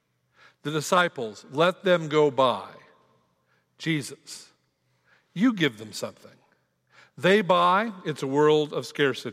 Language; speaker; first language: English; native; English